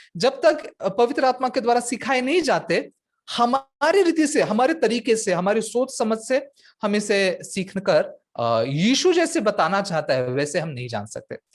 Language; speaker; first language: Hindi; non-native, local second language; Marathi